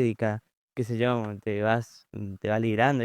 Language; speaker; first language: Spanish; native; Spanish